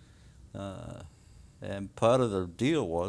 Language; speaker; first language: English; native; English